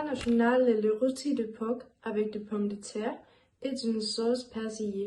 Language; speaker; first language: French; non-native, learner; Danish